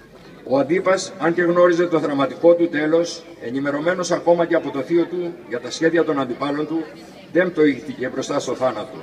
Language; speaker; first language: Greek; native; Greek